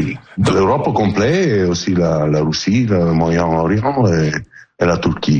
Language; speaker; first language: French; non-native, fluent; Italian